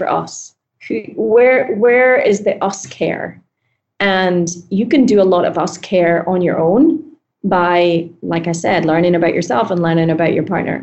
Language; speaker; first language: English; native; English